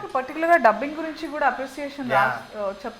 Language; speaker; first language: Telugu; native; Telugu